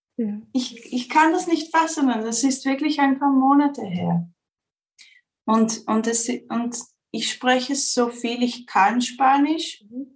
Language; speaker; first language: German; early bilingual, heritage; Spanish